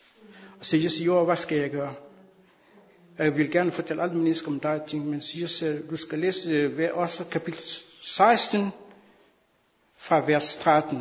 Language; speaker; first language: Danish; non-native, fluent; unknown